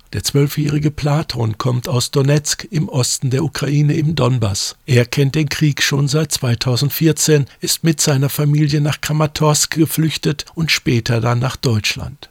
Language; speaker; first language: German; native; German